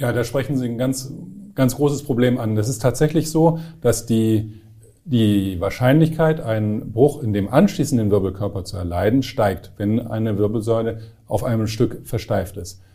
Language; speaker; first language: German; native; German